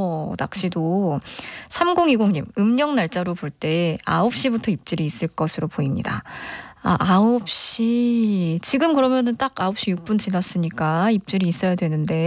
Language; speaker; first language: Korean; native; Korean